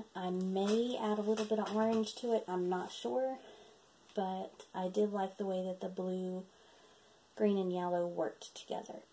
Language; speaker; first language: English; native; English